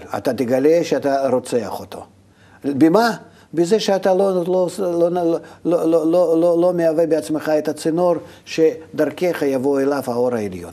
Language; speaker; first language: Hebrew; non-native, fluent; Russian